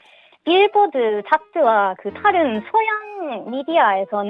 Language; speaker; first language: Korean; non-native, learner; Swedish